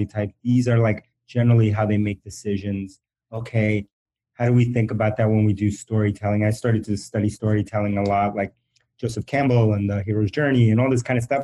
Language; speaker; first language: English; early bilingual, other home language; Spanish